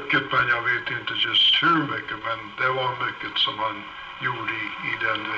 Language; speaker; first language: Swedish; early bilingual, heritage; Swedish